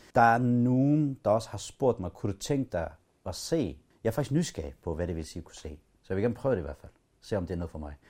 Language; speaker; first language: Danish; early bilingual, other home language; Kurdish